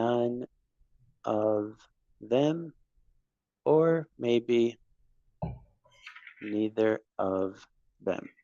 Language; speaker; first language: English; non-native, fluent; Spanish